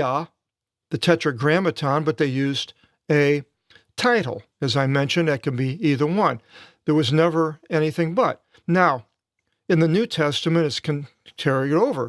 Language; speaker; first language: English; native; English